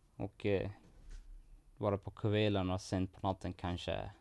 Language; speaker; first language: Swedish; non-native, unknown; Persian